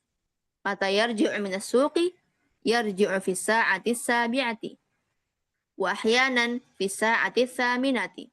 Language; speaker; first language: Arabic; non-native, fluent; Indonesian